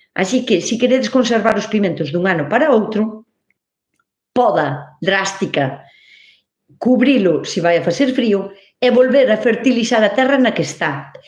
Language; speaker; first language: Galician; native; Galician